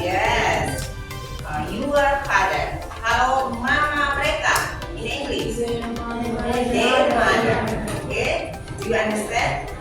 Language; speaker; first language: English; non-native, fluent; Indonesian